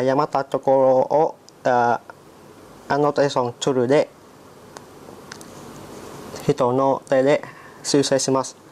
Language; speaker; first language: Japanese; non-native, learner; Vietnamese